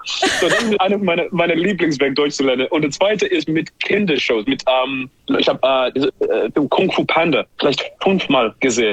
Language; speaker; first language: German; non-native, learner; English